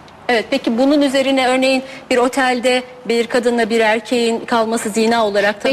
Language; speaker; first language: Turkish; native; Turkish